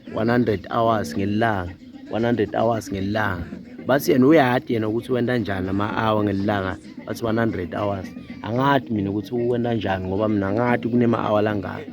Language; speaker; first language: Zulu; non-native, local second language; Swati